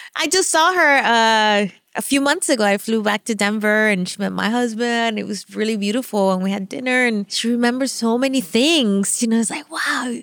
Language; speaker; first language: English; non-native, fluent; Spanish